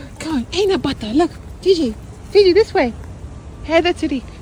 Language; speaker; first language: Arabic; non-native, learner; English